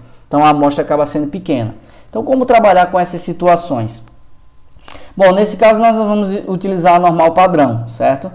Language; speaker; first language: Portuguese; native; Portuguese